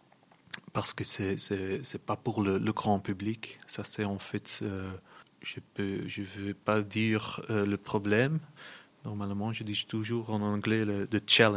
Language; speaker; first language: French; non-native, local second language; Dutch